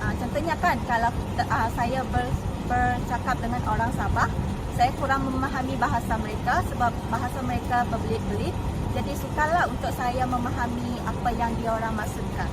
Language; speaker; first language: Malay; non-native, local second language; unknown